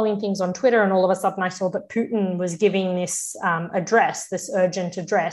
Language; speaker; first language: English; early bilingual, other home language; Russian